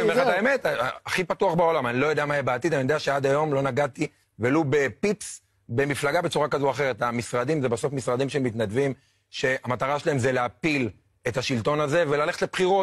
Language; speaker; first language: Hebrew; native; Hebrew